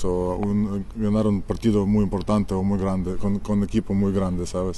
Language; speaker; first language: Spanish; non-native, learner; Ukrainian